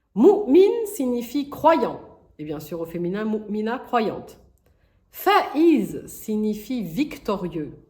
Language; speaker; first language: French; native; French